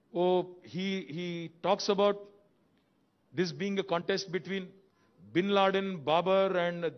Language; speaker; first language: Hindi; non-native, local second language; Telugu